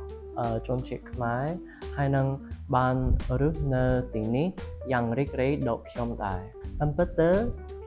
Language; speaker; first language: Khmer; non-native, learner; English